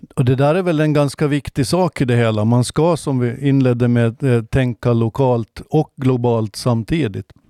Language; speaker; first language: Swedish; native; Swedish